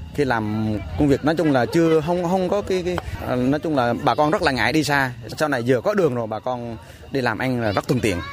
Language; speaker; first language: Vietnamese; non-native, local second language; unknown